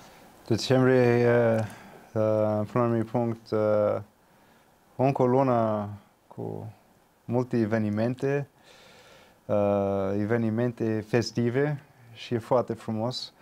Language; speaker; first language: Romanian; non-native, fluent; English